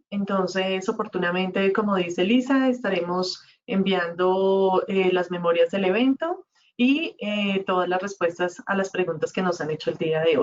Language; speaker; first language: Spanish; native; Spanish